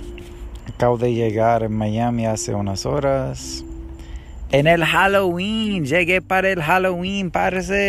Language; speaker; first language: Spanish; non-native, learner; English